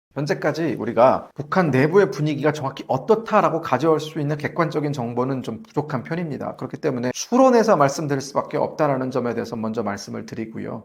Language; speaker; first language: Korean; native; Korean